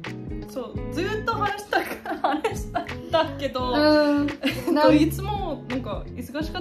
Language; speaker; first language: Japanese; non-native, fluent; English